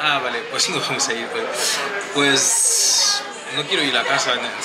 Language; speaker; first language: Spanish; non-native, fluent; French